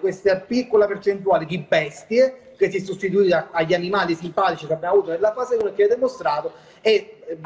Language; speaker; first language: Italian; native; Italian